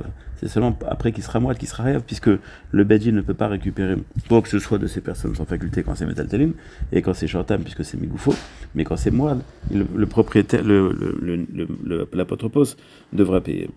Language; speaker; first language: French; native; French